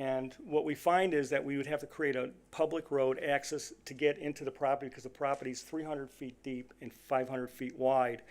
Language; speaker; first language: English; native; English